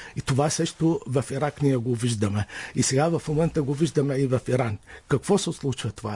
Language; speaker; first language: Bulgarian; non-native, fluent; Arabic